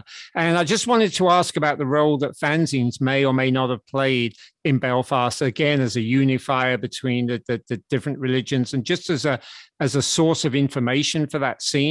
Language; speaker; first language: English; native; English